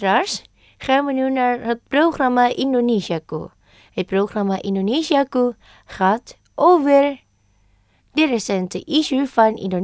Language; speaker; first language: Dutch; non-native, fluent; Indonesian